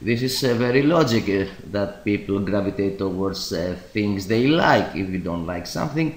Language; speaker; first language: English; non-native, fluent; Greek